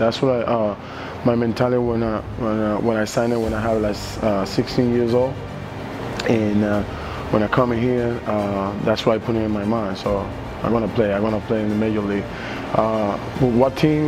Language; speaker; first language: English; non-native, learner; Spanish